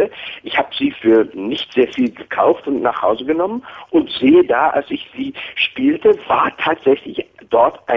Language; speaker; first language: German; non-native, fluent; English